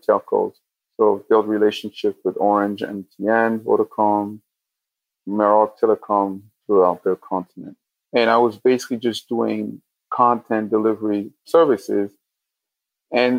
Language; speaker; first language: English; non-native, local second language; French